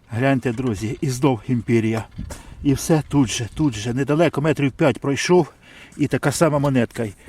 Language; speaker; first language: Ukrainian; non-native, local second language; Russian